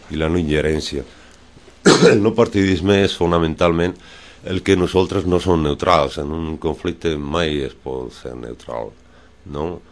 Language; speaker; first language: Catalan; non-native, local second language; Spanish